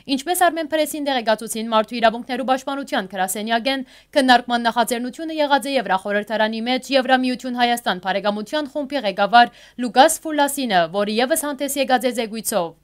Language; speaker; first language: Armenian; early bilingual, heritage; Armenian